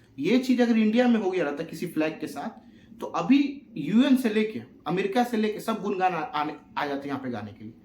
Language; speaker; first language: Hindi; native; Hindi